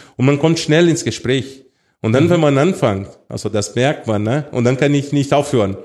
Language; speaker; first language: German; non-native, fluent; Portuguese